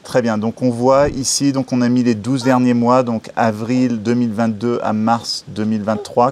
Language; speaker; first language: French; native; French